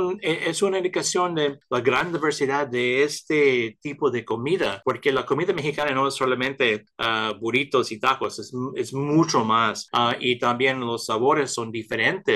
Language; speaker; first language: Spanish; early bilingual, heritage; Spanish